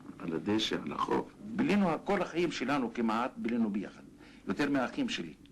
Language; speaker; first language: Hebrew; non-native, local second language; Arabic